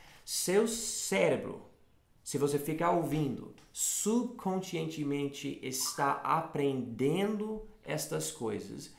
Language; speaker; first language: Portuguese; non-native, fluent; English